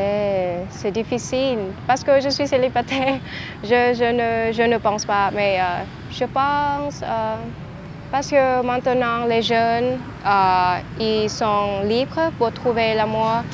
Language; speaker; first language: French; non-native, learner; Vietnamese